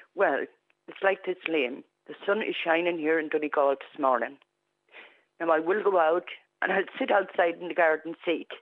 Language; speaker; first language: English; native; English